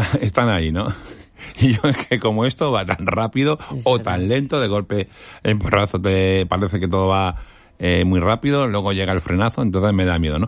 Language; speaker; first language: Spanish; native; Spanish